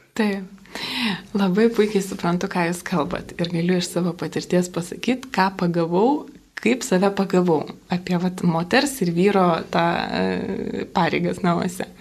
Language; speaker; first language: Lithuanian; native; Lithuanian